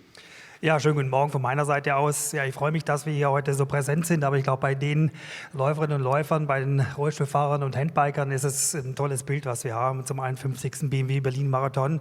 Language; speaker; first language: German; native; German